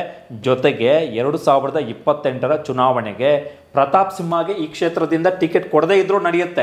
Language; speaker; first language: Kannada; native; Kannada